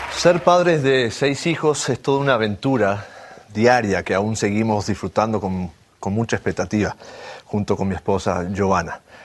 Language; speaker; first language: Spanish; native; Spanish